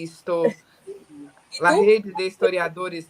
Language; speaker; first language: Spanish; non-native, learner; Portuguese